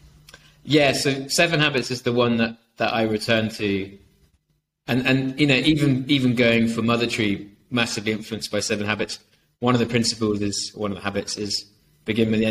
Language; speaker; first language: English; native; English